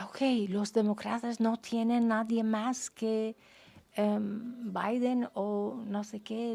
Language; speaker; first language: Spanish; non-native, fluent; Persian